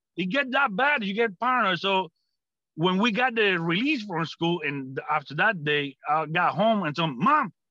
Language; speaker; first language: English; non-native, fluent; Spanish